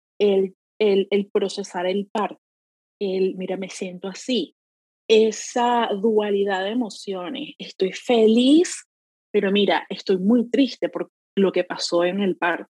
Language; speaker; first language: Spanish; native; Spanish